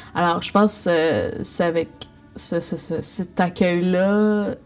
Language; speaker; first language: French; native; French